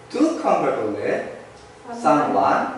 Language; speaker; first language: English; non-native, learner; Indonesian